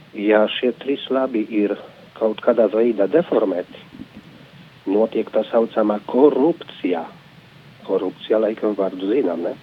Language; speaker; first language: Latvian; non-native, fluent; Polish